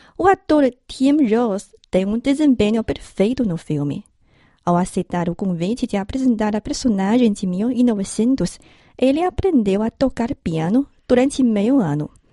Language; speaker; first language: Portuguese; non-native, fluent; Chinese